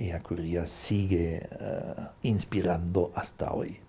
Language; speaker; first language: Spanish; non-native, fluent; German